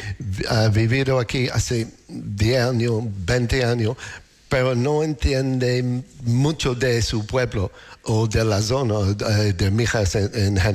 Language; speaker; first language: Spanish; non-native, learner; English